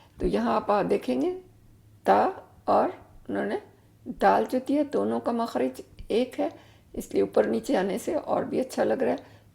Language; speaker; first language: Urdu; native; Urdu